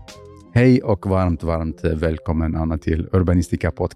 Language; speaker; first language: Swedish; non-native, fluent; Arabic